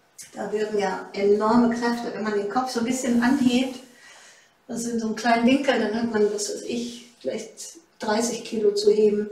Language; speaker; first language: German; native; German